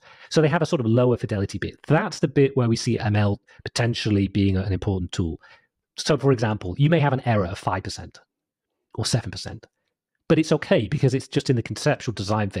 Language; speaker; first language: English; native; English